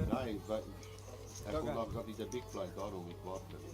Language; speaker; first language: German; non-native, learner; Italian